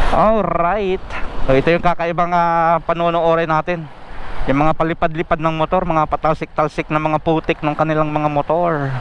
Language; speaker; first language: Filipino; native; Filipino